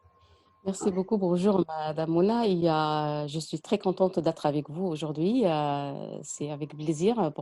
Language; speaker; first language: French; non-native, learner; Arabic